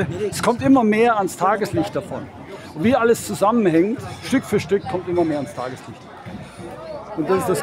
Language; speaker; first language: German; native; German